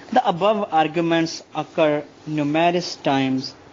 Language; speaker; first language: English; non-native, local second language; Urdu